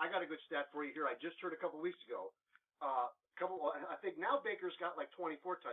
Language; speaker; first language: English; native; English